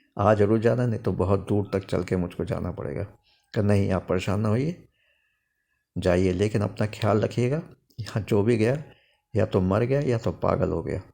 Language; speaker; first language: Hindi; native; Hindi